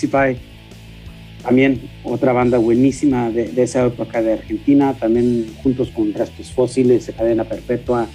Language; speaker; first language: Spanish; early bilingual, heritage; Spanish